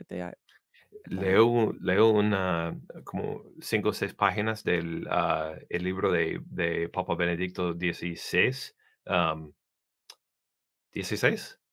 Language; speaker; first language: Spanish; non-native, learner; English